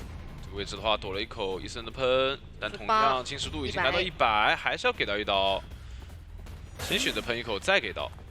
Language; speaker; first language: Chinese; native; Chinese